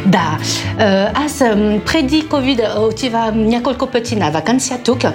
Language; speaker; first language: Bulgarian; non-native, learner; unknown